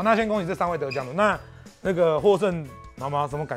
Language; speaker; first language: Chinese; native; Chinese